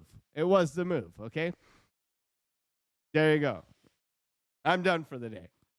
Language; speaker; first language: English; native; English